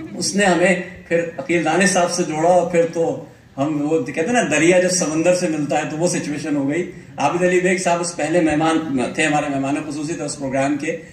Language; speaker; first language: Urdu; native; Urdu